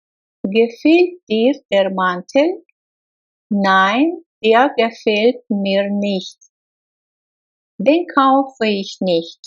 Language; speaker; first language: German; non-native, fluent; Russian